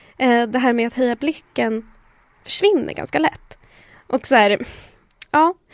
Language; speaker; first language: Swedish; early bilingual, other home language; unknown